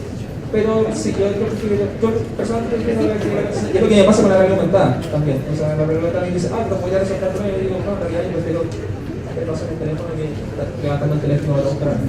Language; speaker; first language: Spanish; native; Spanish